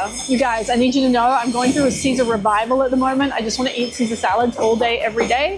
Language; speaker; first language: English; native; English